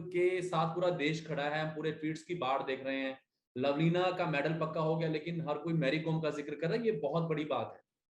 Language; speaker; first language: Hindi; native; Hindi